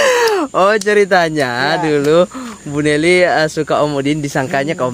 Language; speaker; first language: Indonesian; native; Indonesian